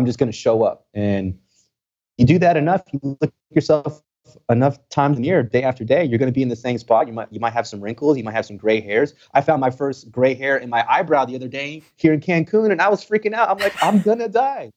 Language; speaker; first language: English; early bilingual, other home language; Spanish